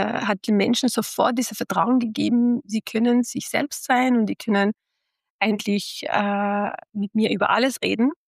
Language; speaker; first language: German; non-native, fluent; Arabic